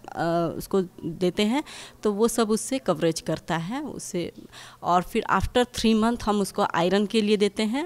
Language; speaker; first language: Hindi; native; Hindi